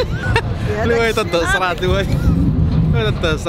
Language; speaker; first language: Arabic; native; Arabic